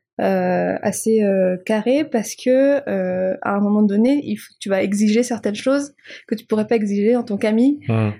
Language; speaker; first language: French; non-native, local second language; Malagasy